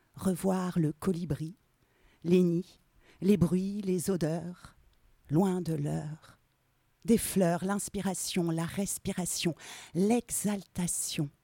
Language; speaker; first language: French; native; French